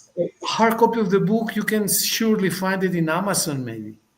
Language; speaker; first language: English; non-native, fluent; Spanish